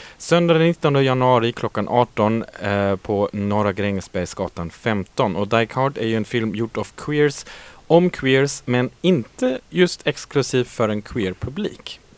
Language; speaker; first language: Swedish; native; Swedish